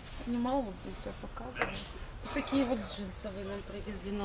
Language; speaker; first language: Russian; native; Russian